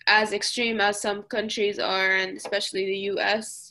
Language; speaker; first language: English; early bilingual, other home language; Arabic